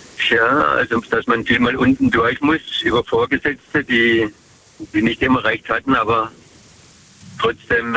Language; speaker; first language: German; native; German